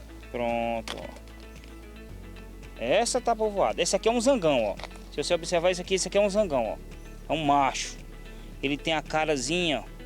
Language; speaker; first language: Portuguese; native; Portuguese